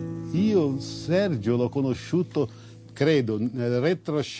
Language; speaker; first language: Italian; non-native, fluent; Portuguese